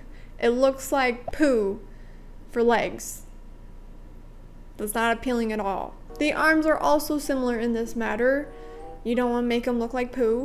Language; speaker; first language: English; native; English